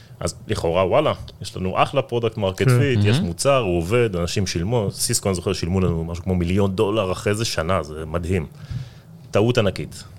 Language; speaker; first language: Hebrew; native; Hebrew